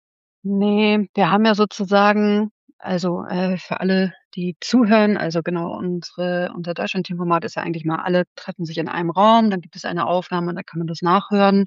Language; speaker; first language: German; native; German